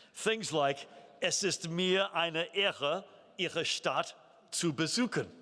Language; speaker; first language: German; non-native, fluent; English